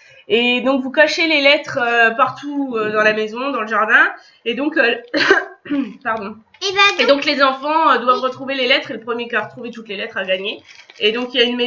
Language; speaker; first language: French; native; French